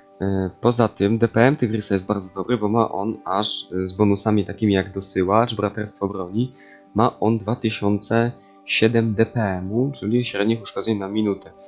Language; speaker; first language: Polish; native; Polish